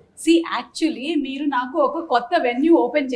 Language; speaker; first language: Telugu; native; Telugu